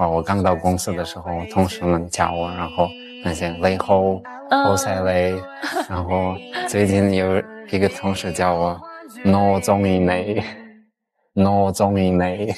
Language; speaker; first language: Chinese; non-native, fluent; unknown